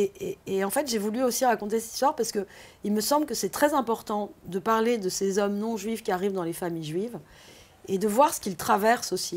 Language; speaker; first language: French; native; French